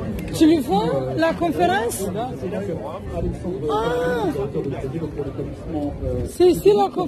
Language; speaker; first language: French; non-native, learner; Romanian